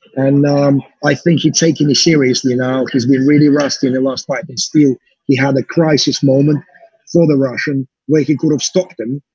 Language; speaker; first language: English; non-native, fluent; Russian